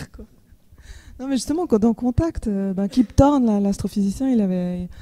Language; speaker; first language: French; native; French